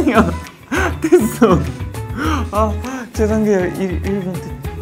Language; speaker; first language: Korean; non-native, learner; Japanese